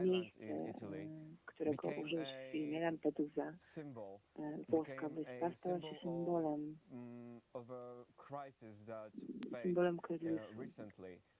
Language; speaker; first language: English; non-native, fluent; Polish